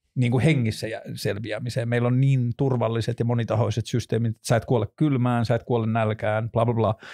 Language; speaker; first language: Finnish; native; Finnish